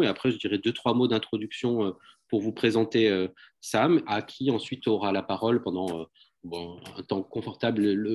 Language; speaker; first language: French; native; French